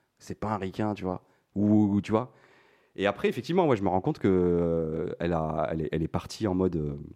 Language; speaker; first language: French; non-native, local second language; Arabic